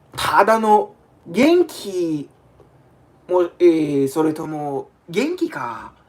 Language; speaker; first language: Japanese; non-native, learner; English